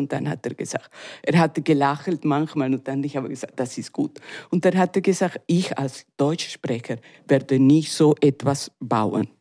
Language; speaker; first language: German; non-native, learner; Spanish